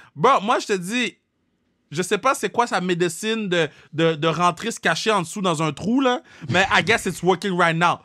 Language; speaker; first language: French; native; French